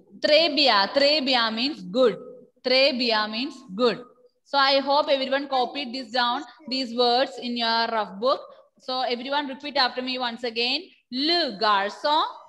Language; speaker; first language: English; non-native, local second language; Malayalam